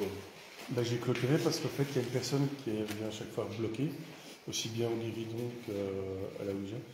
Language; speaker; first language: French; native; French